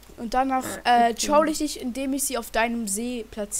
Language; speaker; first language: German; native; German